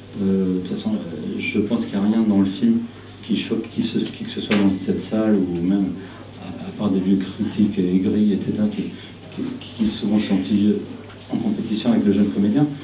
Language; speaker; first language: French; non-native, fluent; Spanish